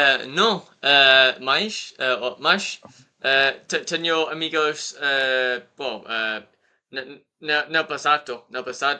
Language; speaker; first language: Portuguese; non-native, learner; English